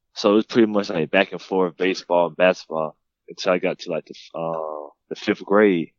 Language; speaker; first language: English; native; English